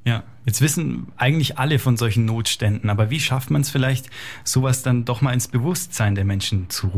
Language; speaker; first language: German; native; German